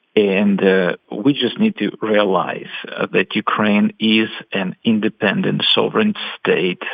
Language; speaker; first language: English; non-native, fluent; Russian